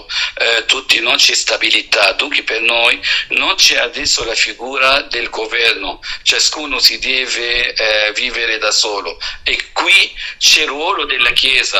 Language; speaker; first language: Italian; non-native, fluent; Arabic